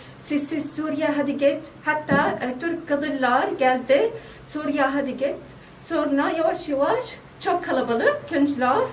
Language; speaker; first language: Turkish; non-native, learner; Arabic